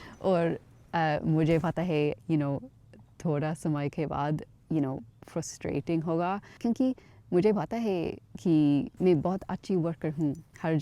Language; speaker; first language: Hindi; non-native, learner; English